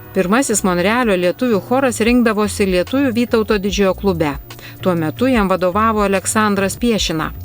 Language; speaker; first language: Lithuanian; native; Lithuanian